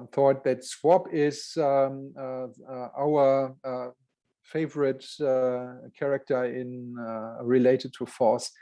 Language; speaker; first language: English; non-native, fluent; German